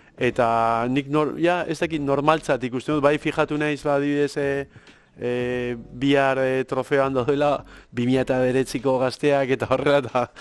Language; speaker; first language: Basque; native; Basque